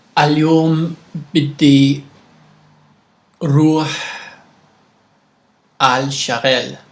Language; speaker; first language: Arabic; non-native, learner; English